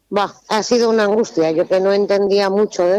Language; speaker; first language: Spanish; native; Spanish